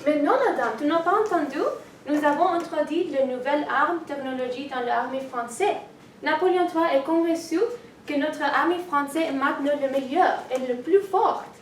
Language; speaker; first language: French; non-native, learner; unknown